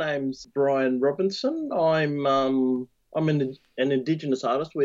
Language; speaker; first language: English; native; English